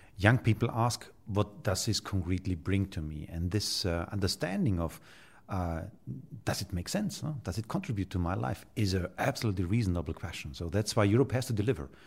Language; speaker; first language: English; non-native, fluent; German